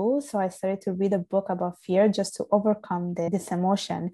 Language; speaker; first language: English; non-native, fluent; Italian